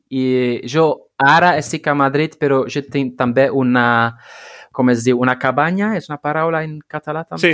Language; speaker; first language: Catalan; non-native, learner; Dutch